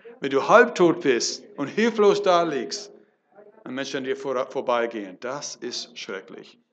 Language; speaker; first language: German; non-native, fluent; English